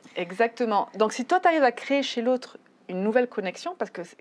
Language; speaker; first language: French; native; French